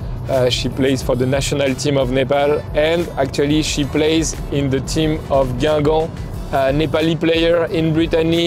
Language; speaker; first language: English; non-native, fluent; French